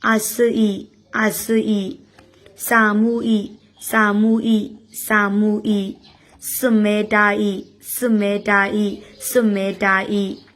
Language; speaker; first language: Japanese; non-native, fluent; Burmese